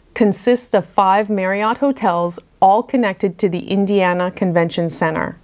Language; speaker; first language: English; native; English